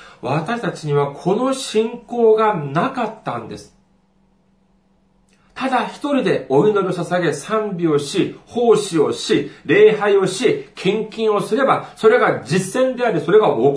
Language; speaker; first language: Japanese; non-native, fluent; Korean